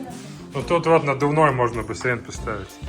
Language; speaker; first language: Russian; non-native, local second language; Latvian